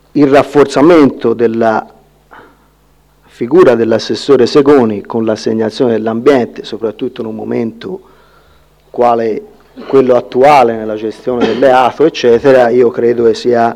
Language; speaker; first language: Italian; native; Italian